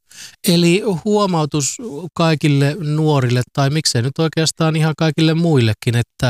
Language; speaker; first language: Finnish; native; Finnish